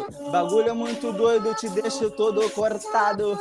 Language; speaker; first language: Portuguese; native; Portuguese